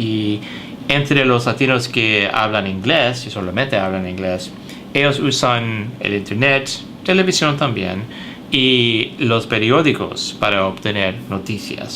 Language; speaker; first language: Spanish; early bilingual, heritage; English